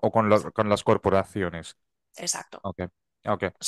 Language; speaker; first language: Spanish; non-native, fluent; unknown